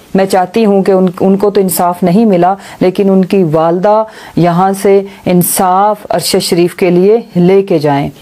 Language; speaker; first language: Urdu; non-native, local second language; Punjabi